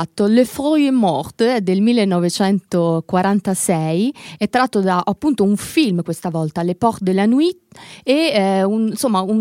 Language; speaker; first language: Italian; native; Italian